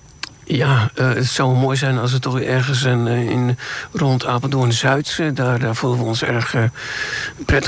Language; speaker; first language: Dutch; native; Dutch